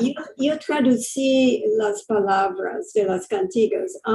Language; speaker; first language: Spanish; early bilingual, heritage; English